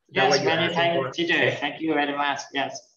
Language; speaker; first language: English; non-native, learner; Vietnamese